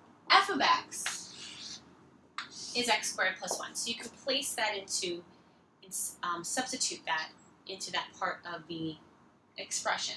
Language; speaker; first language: English; native; English